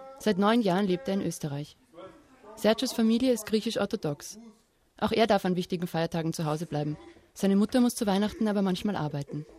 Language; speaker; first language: German; native; German